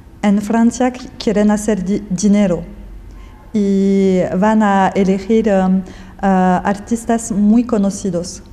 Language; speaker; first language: Spanish; non-native, fluent; French